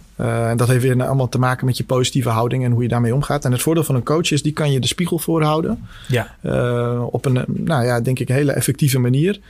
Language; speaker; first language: Dutch; early bilingual, other home language; Albanian